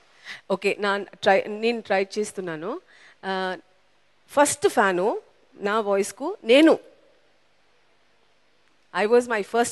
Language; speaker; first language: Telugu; non-native, local second language; Tamil